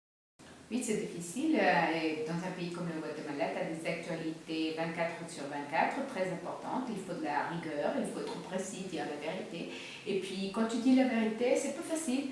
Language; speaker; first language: French; non-native, fluent; Spanish